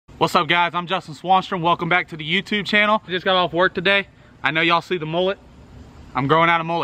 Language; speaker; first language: English; native; English